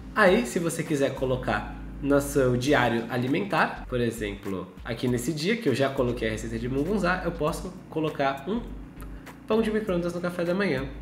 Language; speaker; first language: Portuguese; native; Portuguese